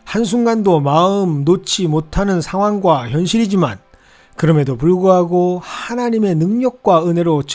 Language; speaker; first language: Korean; native; Korean